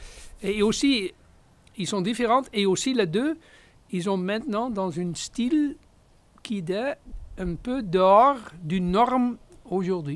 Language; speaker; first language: French; non-native, fluent; Dutch